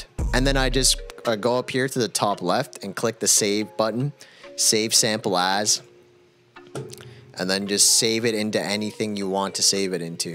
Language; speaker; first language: English; native; English